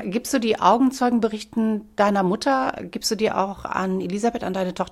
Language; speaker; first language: German; native; German